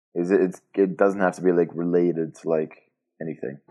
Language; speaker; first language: English; non-native, fluent; Portuguese